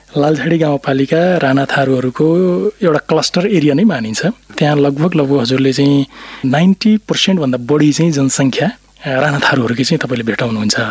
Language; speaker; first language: Nepali; non-native, local second language; Rana Tharu